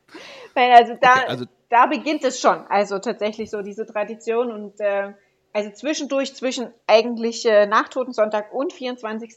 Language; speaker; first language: German; native; German